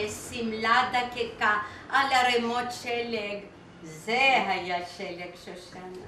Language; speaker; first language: Hebrew; non-native, fluent; Greek